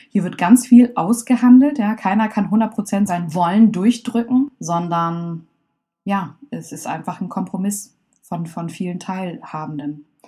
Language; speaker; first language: German; native; German